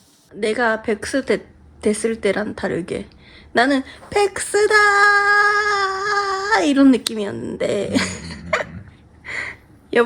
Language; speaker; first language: Korean; non-native, fluent; Japanese